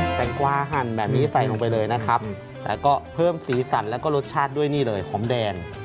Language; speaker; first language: Thai; native; Thai